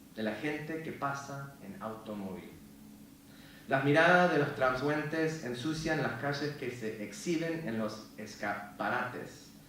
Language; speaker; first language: Spanish; early bilingual, other home language; English